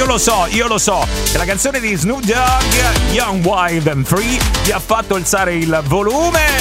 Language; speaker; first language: Italian; native; Italian